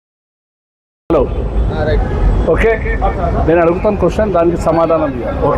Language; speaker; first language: Telugu; non-native, local second language; Urdu